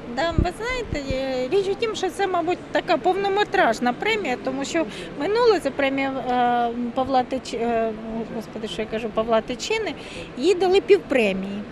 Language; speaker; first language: Ukrainian; native; Ukrainian